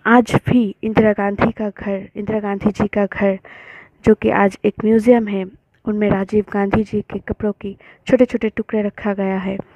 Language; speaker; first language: Hindi; non-native, local second language; Bangla